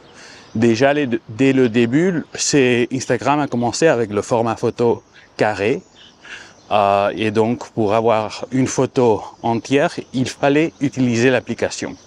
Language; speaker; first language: French; non-native, fluent; Spanish